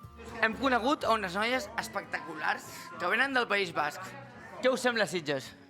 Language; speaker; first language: Catalan; native; Catalan